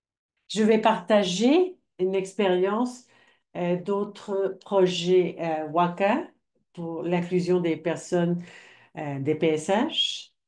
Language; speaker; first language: French; non-native, fluent; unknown